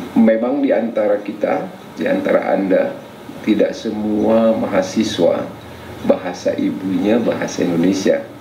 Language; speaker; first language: Indonesian; non-native, local second language; Sundanese